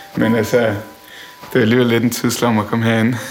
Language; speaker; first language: Danish; native; Danish